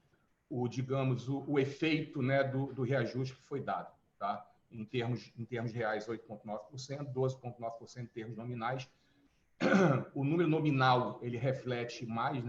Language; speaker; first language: Portuguese; native; Portuguese